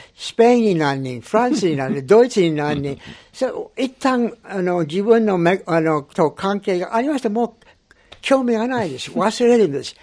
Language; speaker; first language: Japanese; non-native, fluent; English